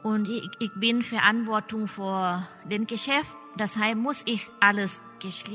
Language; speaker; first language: German; non-native, learner; Thai